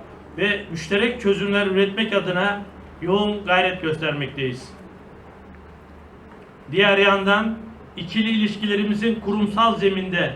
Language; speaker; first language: Turkish; native; Turkish